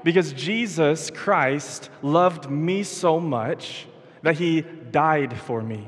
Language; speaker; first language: English; native; English